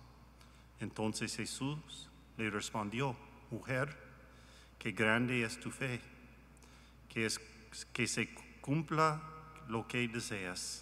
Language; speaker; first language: Spanish; non-native, learner; English